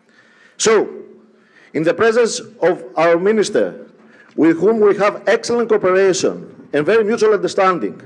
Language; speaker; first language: English; non-native, fluent; Greek